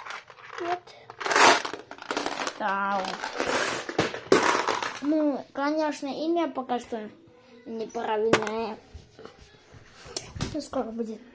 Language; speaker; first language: Russian; early bilingual, heritage; Russian